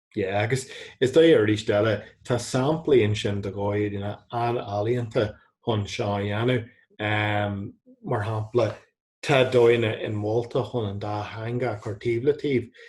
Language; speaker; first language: Irish; non-native, local second language; English